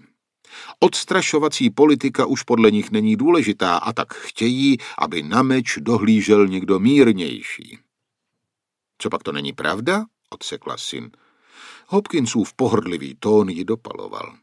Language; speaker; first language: Czech; native; Czech